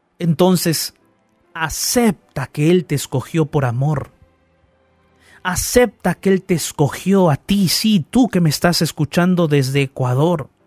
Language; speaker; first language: Spanish; native; Spanish